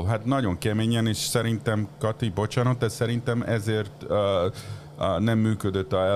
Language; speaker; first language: Hungarian; early bilingual, heritage; Hungarian